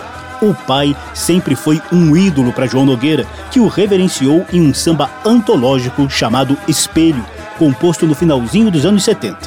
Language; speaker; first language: Portuguese; native; Portuguese